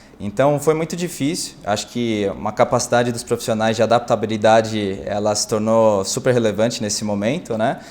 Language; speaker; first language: Portuguese; native; Portuguese